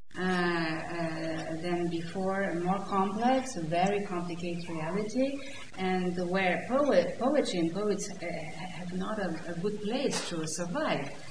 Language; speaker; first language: English; non-native, fluent; Romanian